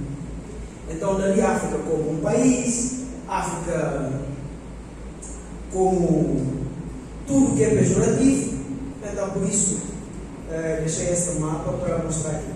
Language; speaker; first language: Portuguese; non-native, local second language; Upper Guinea Crioulo